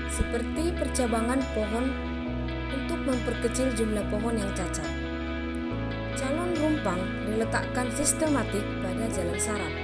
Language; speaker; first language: Indonesian; native; Indonesian